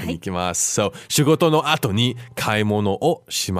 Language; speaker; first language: Japanese; non-native, fluent; English